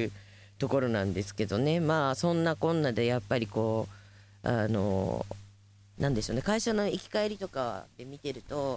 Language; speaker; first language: Japanese; native; Japanese